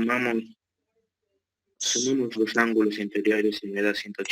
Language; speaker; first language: Spanish; native; Spanish